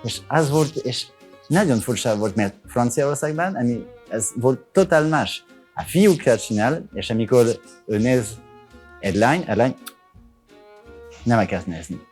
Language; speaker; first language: Hungarian; non-native, learner; French